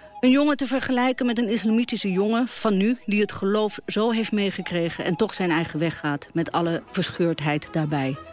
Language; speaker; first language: Dutch; native; Dutch